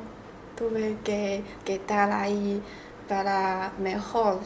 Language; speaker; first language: Spanish; non-native, learner; Chinese